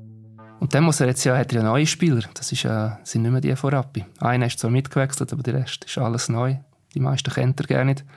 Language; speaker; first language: German; native; German